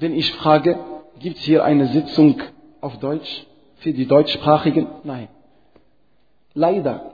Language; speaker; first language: German; non-native, fluent; Arabic